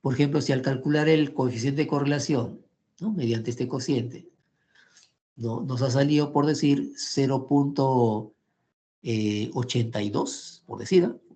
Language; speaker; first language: Spanish; native; Spanish